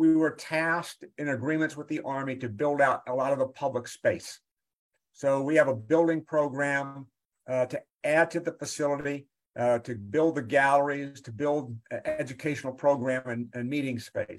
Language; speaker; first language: English; native; English